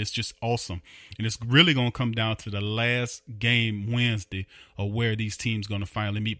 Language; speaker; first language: English; native; English